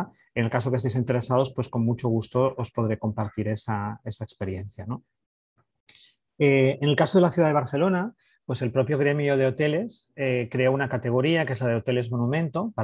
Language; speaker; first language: Spanish; native; Spanish